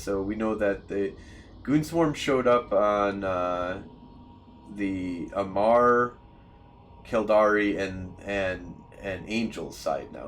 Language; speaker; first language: English; native; English